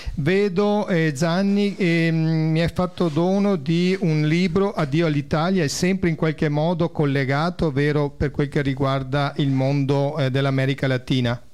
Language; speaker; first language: Italian; native; Italian